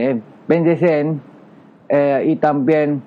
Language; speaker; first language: Spanish; non-native, learner; Japanese